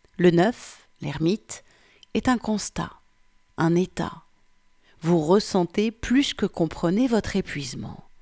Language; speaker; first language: French; native; French